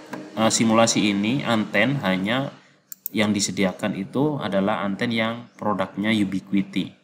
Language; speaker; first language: Indonesian; native; Indonesian